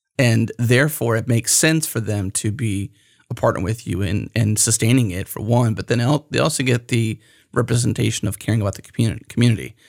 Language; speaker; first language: English; native; English